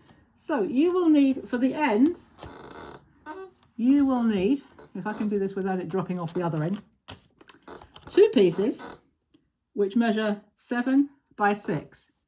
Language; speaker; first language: English; native; English